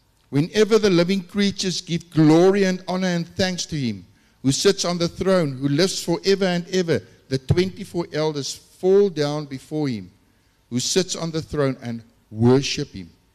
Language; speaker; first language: English; non-native, local second language; Afrikaans